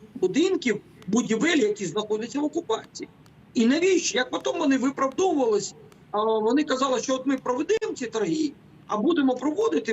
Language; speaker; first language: Ukrainian; native; Ukrainian